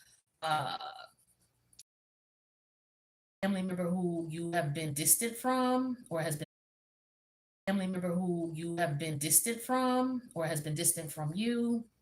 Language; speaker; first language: English; native; English